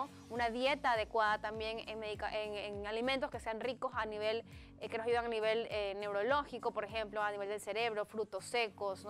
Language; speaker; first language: Spanish; native; Spanish